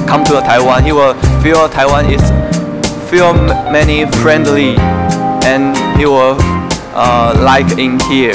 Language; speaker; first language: English; non-native, learner; Chinese